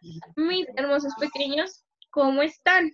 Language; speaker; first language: Spanish; native; Spanish